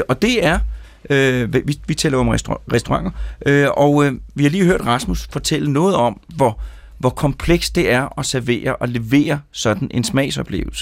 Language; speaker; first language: Danish; native; Danish